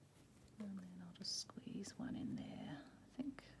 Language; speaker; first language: English; native; English